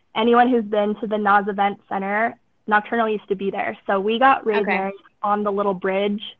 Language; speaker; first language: English; native; English